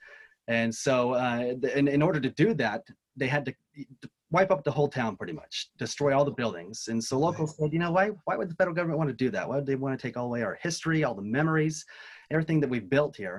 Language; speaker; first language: English; native; English